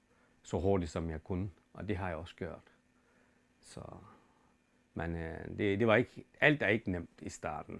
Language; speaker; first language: Danish; non-native, fluent; Turkish